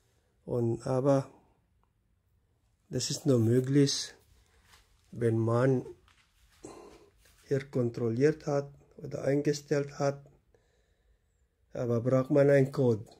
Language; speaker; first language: German; non-native, learner; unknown